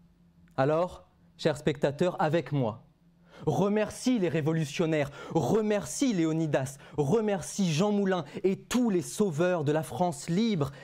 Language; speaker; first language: French; native; French